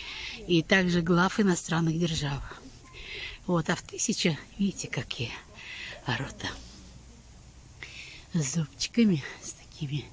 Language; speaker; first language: Russian; native; Russian